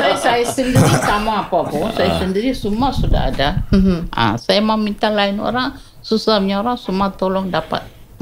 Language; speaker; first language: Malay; non-native, local second language; Tamil